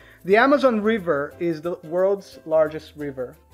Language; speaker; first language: English; non-native, fluent; Portuguese